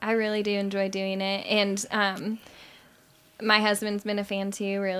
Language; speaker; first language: English; native; English